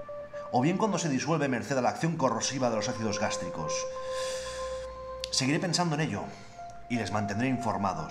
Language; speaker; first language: Spanish; native; Spanish